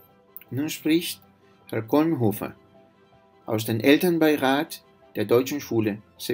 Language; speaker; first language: German; non-native, fluent; Spanish